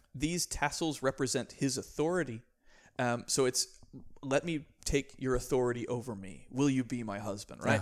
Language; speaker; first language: English; native; English